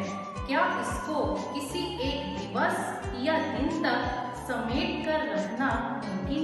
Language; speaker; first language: Hindi; native; Hindi